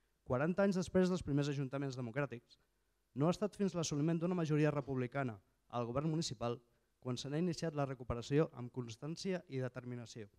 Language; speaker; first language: Catalan; native; Catalan